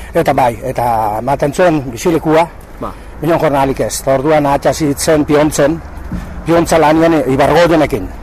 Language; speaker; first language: Basque; native; Basque